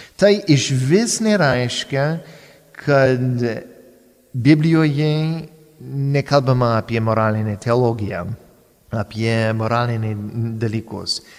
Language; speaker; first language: Lithuanian; non-native, fluent; English